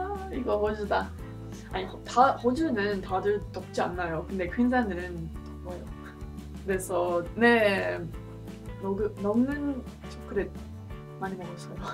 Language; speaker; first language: Korean; non-native, learner; English